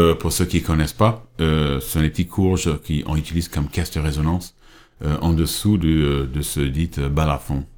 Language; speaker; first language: French; non-native, fluent; English